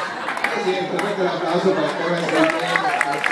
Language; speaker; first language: Spanish; native; Spanish